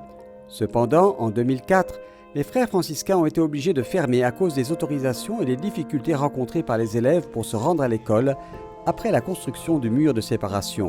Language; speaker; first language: French; native; French